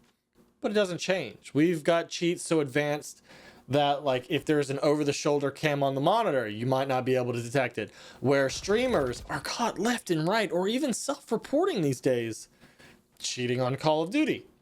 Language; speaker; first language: English; native; English